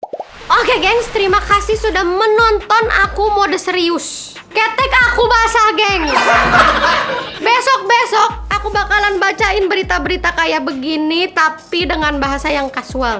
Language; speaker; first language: Indonesian; native; Indonesian